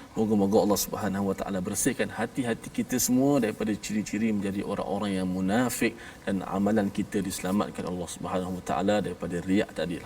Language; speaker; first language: Malay; native; Malay